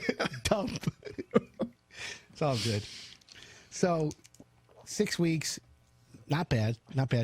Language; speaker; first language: English; native; English